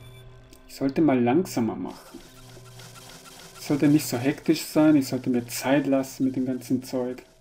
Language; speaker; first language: German; native; German